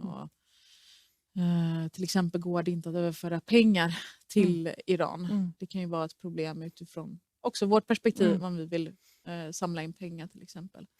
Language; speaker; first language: Swedish; early bilingual, other home language; Persian